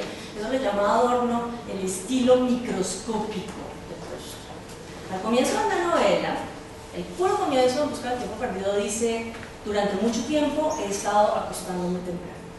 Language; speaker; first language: Spanish; native; Spanish